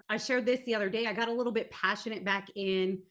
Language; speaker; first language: English; native; English